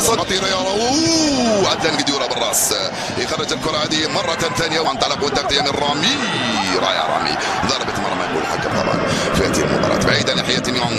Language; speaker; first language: Arabic; native; Arabic